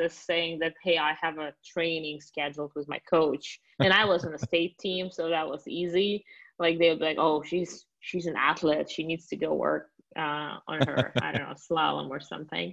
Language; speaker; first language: English; non-native, fluent; Russian